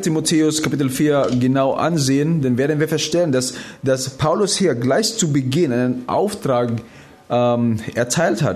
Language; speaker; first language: German; non-native, fluent; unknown